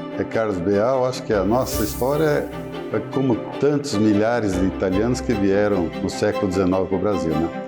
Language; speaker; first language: Portuguese; native; Portuguese